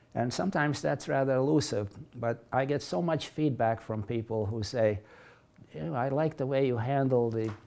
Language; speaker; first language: English; early bilingual, other home language; Latvian